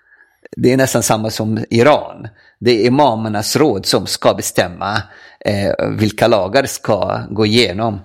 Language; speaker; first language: Swedish; non-native, fluent; Arabic